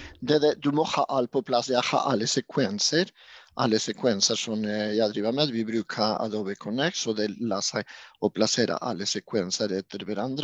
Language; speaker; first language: Norwegian; non-native, fluent; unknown